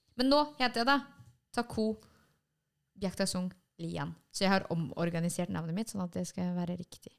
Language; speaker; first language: Norwegian; early bilingual, other home language; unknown